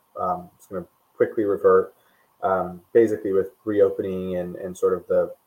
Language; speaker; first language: English; non-native, fluent; Portuguese